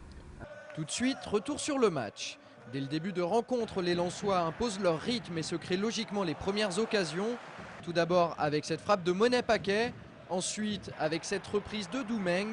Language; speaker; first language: French; native; French